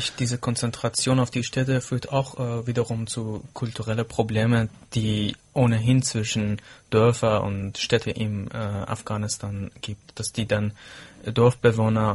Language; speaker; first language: German; non-native, fluent; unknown